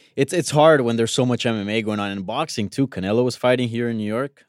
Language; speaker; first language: English; early bilingual, other home language; Spanish